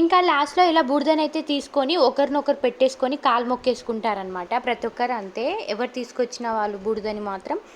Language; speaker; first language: Telugu; non-native, local second language; Lambadi